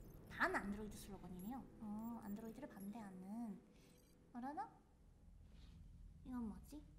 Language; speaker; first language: Korean; native; Korean